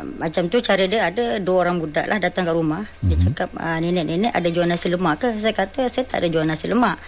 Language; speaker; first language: Malay; non-native, local second language; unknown